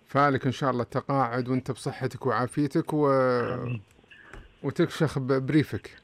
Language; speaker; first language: Arabic; native; Arabic